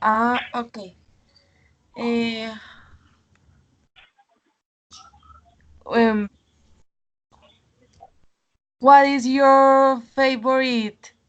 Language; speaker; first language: English; non-native, learner; Spanish